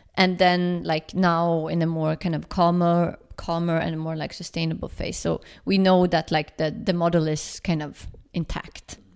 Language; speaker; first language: English; non-native, fluent; Swedish